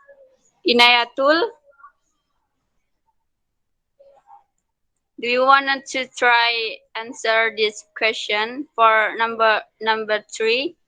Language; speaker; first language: English; non-native, learner; Indonesian